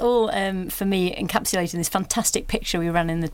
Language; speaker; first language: English; native; English